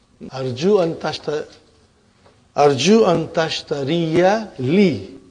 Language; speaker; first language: Arabic; non-native, fluent; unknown